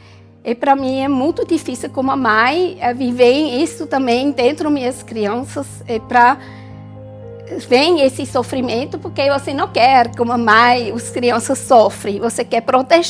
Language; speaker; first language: Portuguese; non-native, learner; German